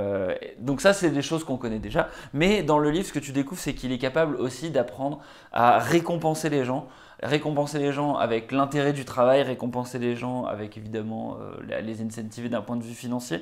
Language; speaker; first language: French; native; French